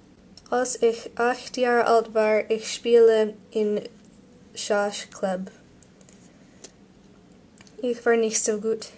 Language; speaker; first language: German; non-native, learner; English